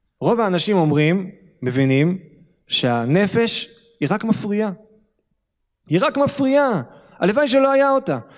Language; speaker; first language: Hebrew; native; Hebrew